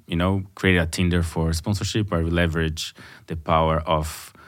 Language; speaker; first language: English; non-native, fluent; Portuguese